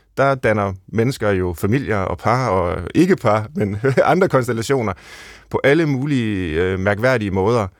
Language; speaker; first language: Danish; native; Danish